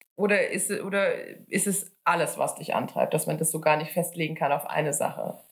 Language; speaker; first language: German; native; German